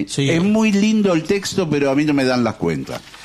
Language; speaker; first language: Spanish; native; Spanish